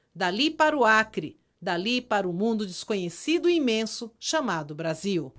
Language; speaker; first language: Portuguese; native; Portuguese